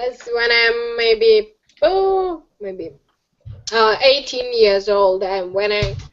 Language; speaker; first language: English; non-native, learner; Russian